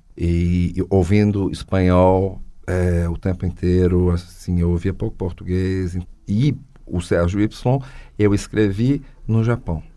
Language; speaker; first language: Portuguese; native; Portuguese